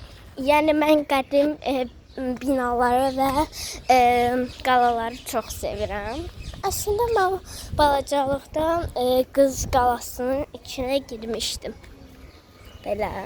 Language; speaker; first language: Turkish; non-native, learner; Azerbaijani